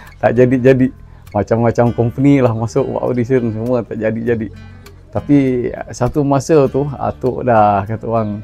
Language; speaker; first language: Malay; non-native, local second language; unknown